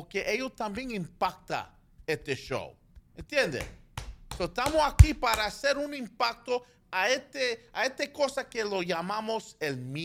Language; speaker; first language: Spanish; early bilingual, other home language; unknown